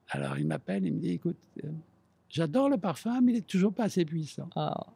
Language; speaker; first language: French; native; French